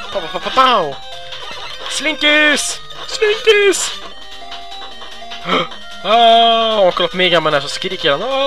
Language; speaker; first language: Swedish; native; Swedish